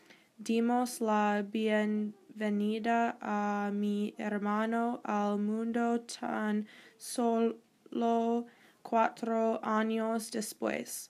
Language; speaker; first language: Spanish; non-native, learner; English